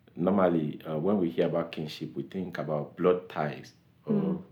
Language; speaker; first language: English; non-native, local second language; Yoruba